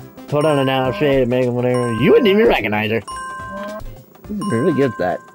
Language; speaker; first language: English; native; English